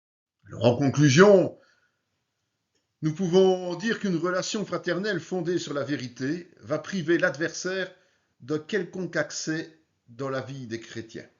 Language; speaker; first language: French; native; French